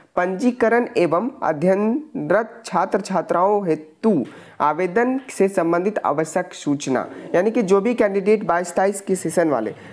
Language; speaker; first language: Hindi; native; Hindi